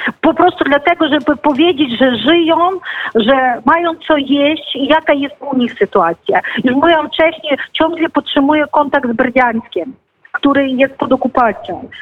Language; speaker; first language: Polish; non-native, fluent; Ukrainian